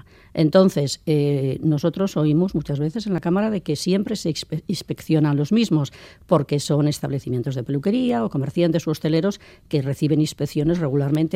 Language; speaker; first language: Spanish; native; Spanish